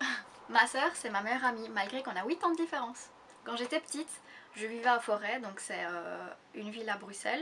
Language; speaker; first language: French; native; French